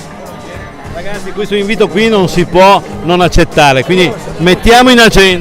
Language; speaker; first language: Italian; native; Italian